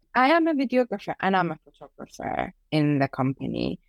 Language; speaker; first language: English; early bilingual, other home language; Persian